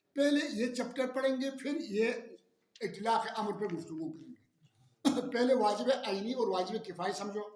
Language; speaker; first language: Urdu; non-native, local second language; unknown